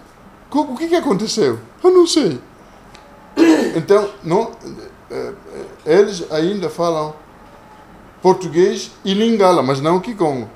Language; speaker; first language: Portuguese; non-native, local second language; Kongo